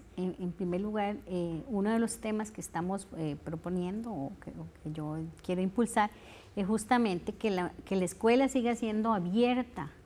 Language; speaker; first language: Spanish; native; Spanish